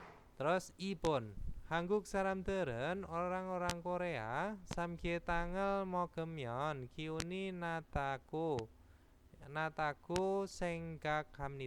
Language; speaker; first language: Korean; non-native, fluent; Indonesian